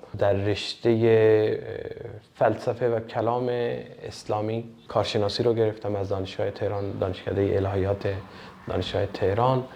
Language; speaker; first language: Persian; non-native, fluent; Punjabi